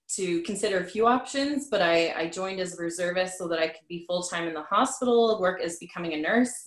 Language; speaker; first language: English; native; English